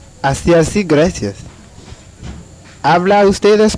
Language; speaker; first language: Spanish; non-native, fluent; English